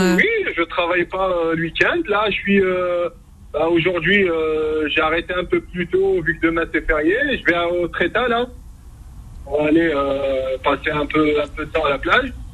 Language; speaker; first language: French; non-native, local second language; Kabyle